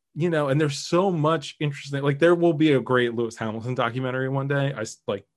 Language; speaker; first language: English; native; English